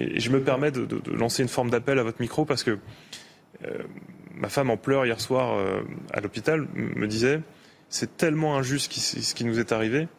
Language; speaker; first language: French; native; French